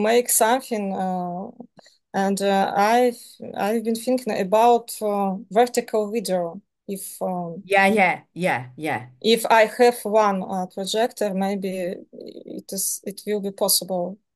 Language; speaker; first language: English; non-native, learner; Serbian